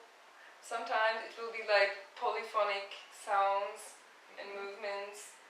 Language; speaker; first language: English; non-native, fluent; Turkish